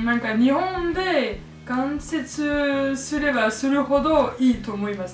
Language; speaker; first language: Japanese; non-native, learner; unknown